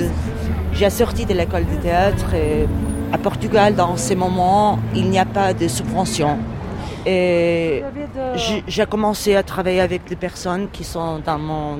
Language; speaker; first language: French; non-native, learner; Portuguese